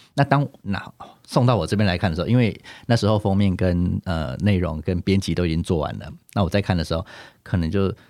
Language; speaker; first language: Chinese; native; Chinese